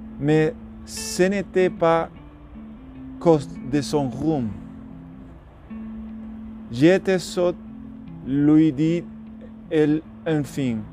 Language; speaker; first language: French; non-native, learner; Spanish